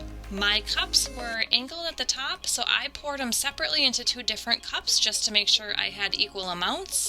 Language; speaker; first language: English; native; English